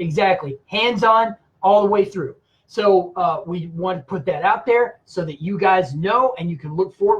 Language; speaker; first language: English; native; English